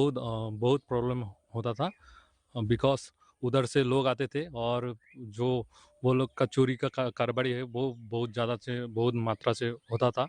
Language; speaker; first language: Hindi; non-native, local second language; Bangla